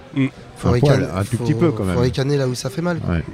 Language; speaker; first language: French; native; French